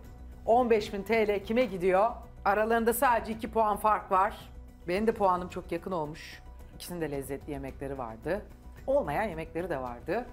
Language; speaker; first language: Turkish; native; Turkish